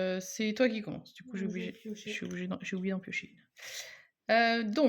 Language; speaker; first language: French; native; French